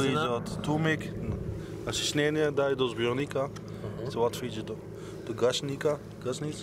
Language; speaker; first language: Polish; non-native, learner; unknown